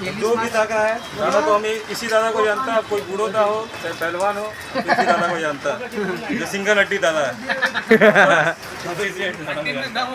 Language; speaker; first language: Hindi; non-native, local second language; Bangla